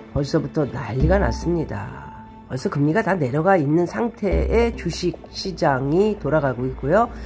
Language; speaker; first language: Korean; native; Korean